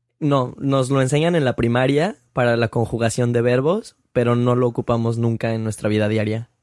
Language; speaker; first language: Spanish; native; Spanish